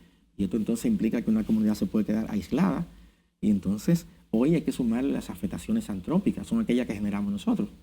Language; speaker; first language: Spanish; native; Spanish